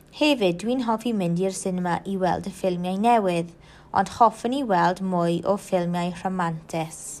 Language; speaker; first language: Welsh; non-native, local second language; English